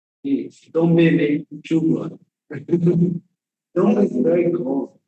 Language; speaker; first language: English; non-native, learner; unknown